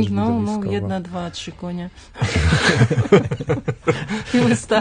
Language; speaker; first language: Polish; non-native, learner; Ukrainian